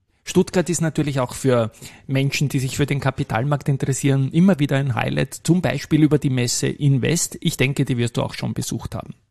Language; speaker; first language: German; native; German